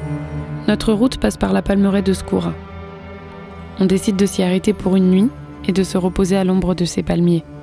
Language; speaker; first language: French; native; French